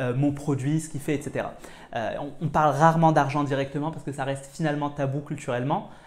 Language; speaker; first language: French; non-native, local second language; Arabic